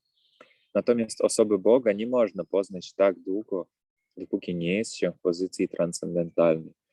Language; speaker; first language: Polish; native; Polish